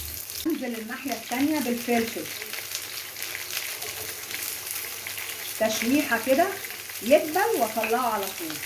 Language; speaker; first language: Arabic; native; Arabic